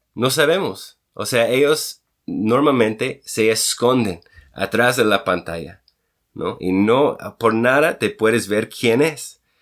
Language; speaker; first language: Spanish; non-native, fluent; English